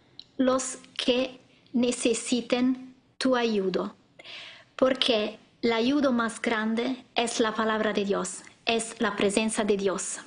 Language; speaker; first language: Spanish; non-native, learner; Italian